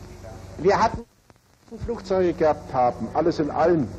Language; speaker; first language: German; native; German